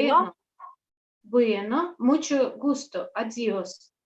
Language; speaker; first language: Spanish; non-native, learner; Russian